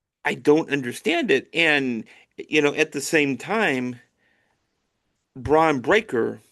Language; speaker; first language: English; native; English